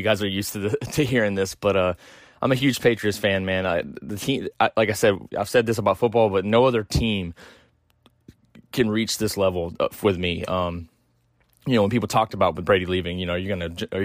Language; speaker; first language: English; native; English